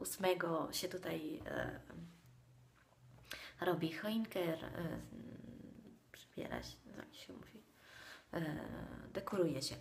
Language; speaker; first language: Polish; non-native, fluent; Italian